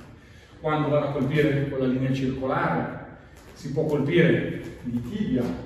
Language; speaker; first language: Italian; native; Italian